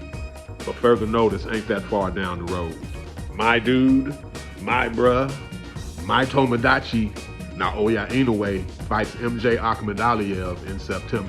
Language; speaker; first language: English; native; English